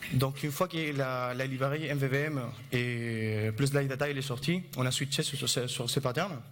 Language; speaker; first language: French; non-native, fluent; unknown